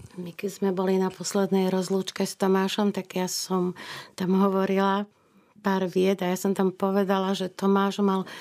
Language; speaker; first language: Slovak; native; Slovak